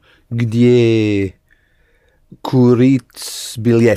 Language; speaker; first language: Russian; non-native, learner; English